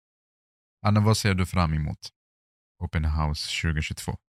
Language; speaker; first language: Swedish; non-native, fluent; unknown